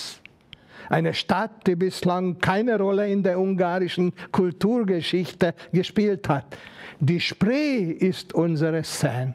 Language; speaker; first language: German; non-native, fluent; Hungarian